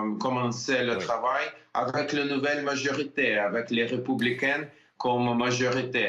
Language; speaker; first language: French; non-native, learner; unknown